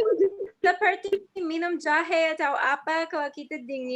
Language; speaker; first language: Indonesian; non-native, learner; English